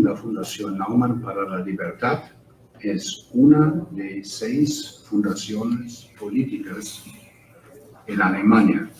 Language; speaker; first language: Spanish; non-native, fluent; German